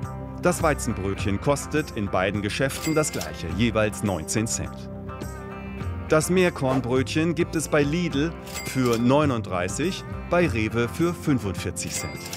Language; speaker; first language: German; native; German